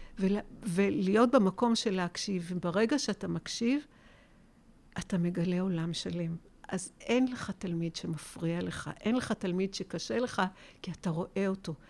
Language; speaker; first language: Hebrew; native; Hebrew